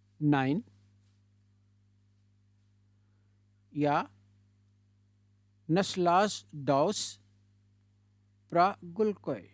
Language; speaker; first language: Russian; non-native, learner; Urdu